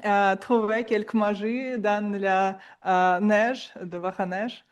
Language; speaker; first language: French; non-native, learner; Russian